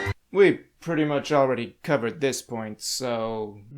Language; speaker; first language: English; native; English